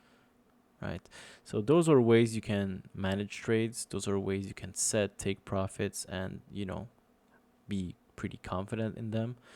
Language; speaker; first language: English; non-native, fluent; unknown